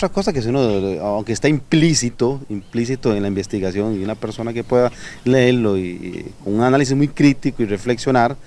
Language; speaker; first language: Spanish; native; Spanish